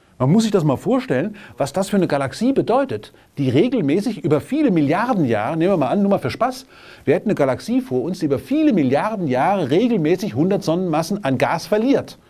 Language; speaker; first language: German; native; German